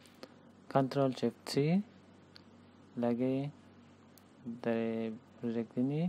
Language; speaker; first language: Indonesian; non-native, learner; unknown